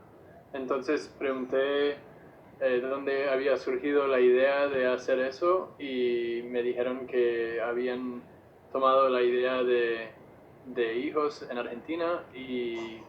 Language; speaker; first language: Spanish; non-native, fluent; English